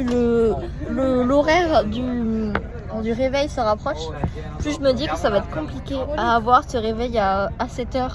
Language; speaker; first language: French; native; French